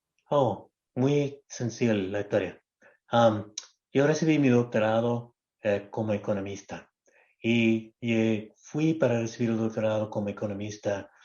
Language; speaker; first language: Spanish; non-native, local second language; English